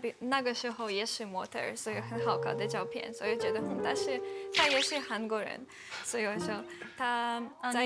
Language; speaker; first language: Chinese; non-native, fluent; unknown